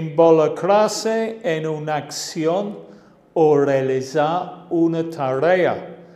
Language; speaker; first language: Spanish; non-native, fluent; English